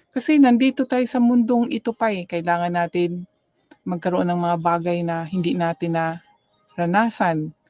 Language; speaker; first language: Filipino; non-native, local second language; Cebuano